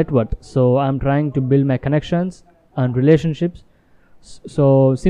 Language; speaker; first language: English; non-native, local second language; Telugu